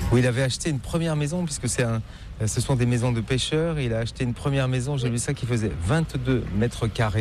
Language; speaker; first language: French; native; French